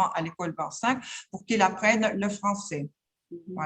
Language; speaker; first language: French; non-native, fluent; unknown